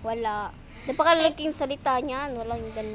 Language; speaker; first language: Filipino; non-native, local second language; Cebuano